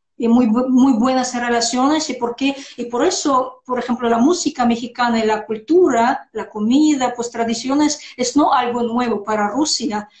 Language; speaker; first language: Spanish; non-native, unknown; Russian